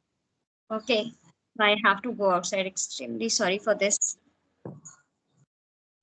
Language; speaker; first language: English; non-native, fluent; Hindi